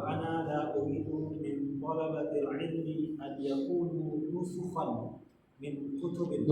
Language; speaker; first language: Arabic; non-native, learner; Indonesian